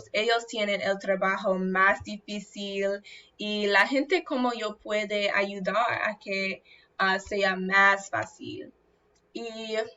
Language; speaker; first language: Spanish; non-native, learner; English